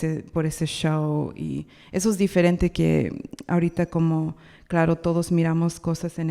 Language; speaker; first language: Spanish; non-native, learner; English